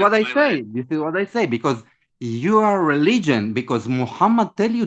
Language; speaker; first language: English; non-native, learner; Hebrew